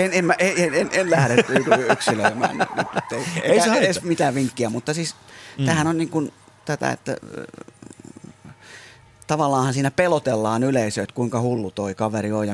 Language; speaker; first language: Finnish; native; Finnish